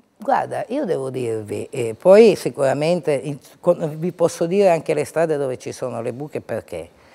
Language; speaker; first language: Italian; native; Italian